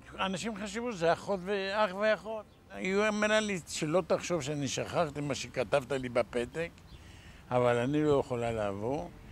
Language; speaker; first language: Hebrew; non-native, fluent; Ladino